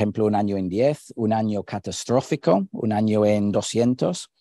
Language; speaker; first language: Spanish; non-native, fluent; English